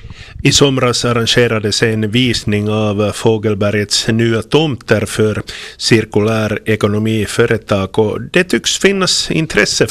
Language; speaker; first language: Swedish; non-native, fluent; Finnish